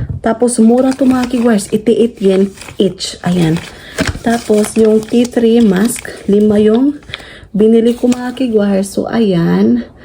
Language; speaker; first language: Filipino; non-native, local second language; Cebuano